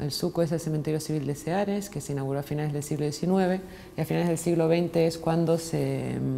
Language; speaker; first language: Spanish; native; Spanish